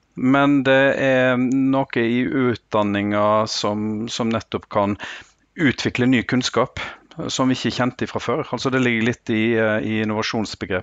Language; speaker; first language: Norwegian; native; Norwegian